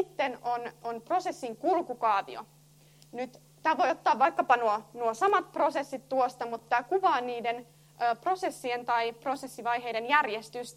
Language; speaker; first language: Finnish; native; Finnish